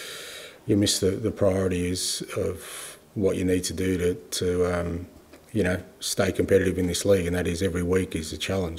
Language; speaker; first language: English; native; English